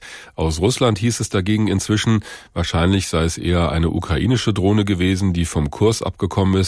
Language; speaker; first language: German; native; German